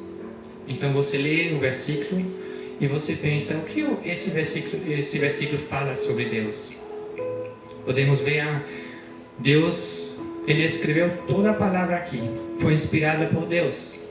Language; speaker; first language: Portuguese; non-native, fluent; German